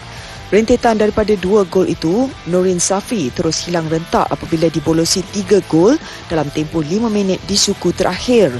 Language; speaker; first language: Malay; native; Malay